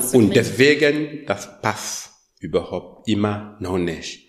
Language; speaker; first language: German; non-native, learner; French